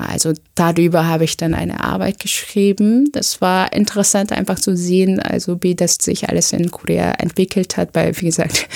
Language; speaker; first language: German; non-native, fluent; Korean